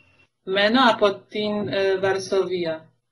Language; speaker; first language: Greek; non-native, learner; Polish